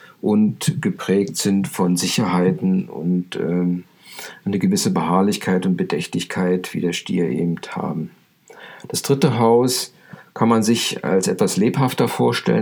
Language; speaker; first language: German; native; German